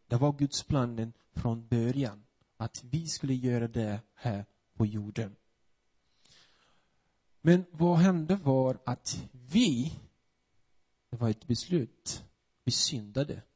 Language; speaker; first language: Swedish; non-native, fluent; Portuguese